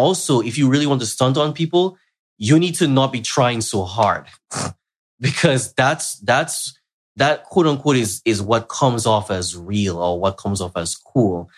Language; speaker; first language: English; native; English